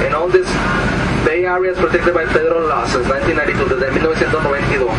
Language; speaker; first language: English; non-native, local second language; Spanish